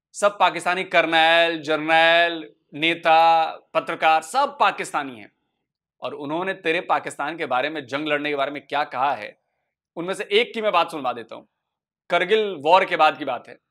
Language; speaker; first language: Hindi; native; Hindi